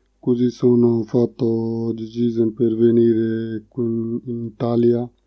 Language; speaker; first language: Italian; non-native, learner; Punjabi